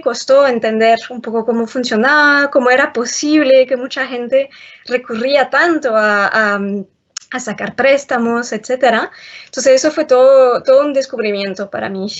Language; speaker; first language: Spanish; non-native, fluent; French